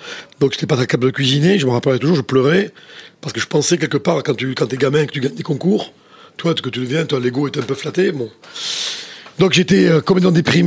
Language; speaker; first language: French; native; French